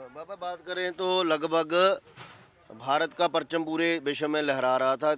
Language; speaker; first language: Hindi; non-native, local second language; Punjabi